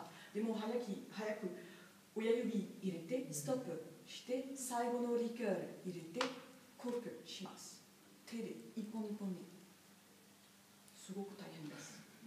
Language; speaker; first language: Japanese; non-native, learner; French